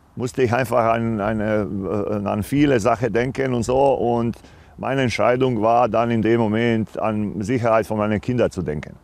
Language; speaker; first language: German; non-native, fluent; Croatian